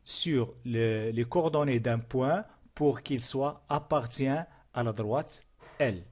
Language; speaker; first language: French; non-native, local second language; Arabic